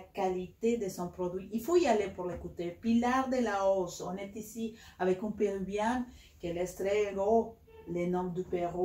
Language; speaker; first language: French; non-native, fluent; Spanish